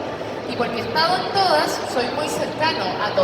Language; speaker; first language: Spanish; native; Spanish